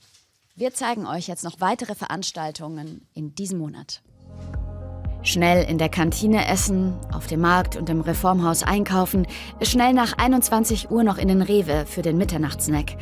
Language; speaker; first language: German; native; German